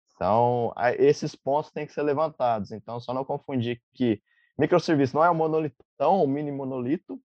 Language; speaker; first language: Portuguese; native; Portuguese